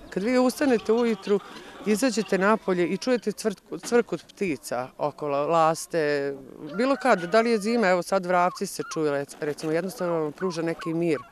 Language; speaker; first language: Serbian; native; Serbian